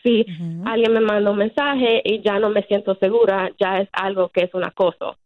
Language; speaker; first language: Spanish; early bilingual, heritage; Spanish